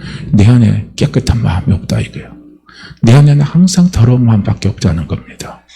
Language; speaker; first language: Korean; native; Korean